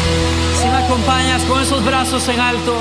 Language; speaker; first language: Spanish; native; Spanish